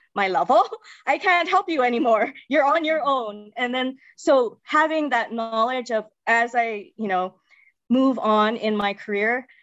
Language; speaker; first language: English; native; English